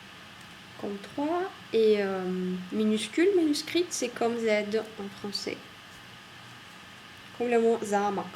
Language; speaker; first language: French; non-native, fluent; Russian